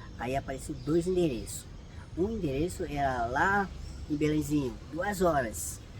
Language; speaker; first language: Portuguese; non-native, fluent; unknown